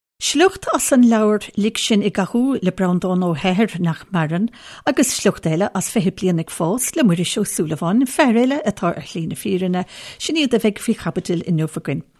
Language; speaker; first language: Irish; native; Irish